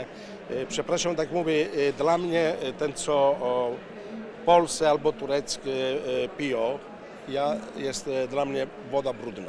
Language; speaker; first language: Polish; non-native, learner; Italian